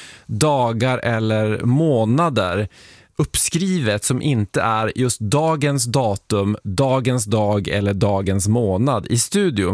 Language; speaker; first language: Swedish; native; Swedish